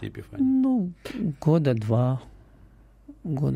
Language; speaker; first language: Russian; non-native, learner; Arabic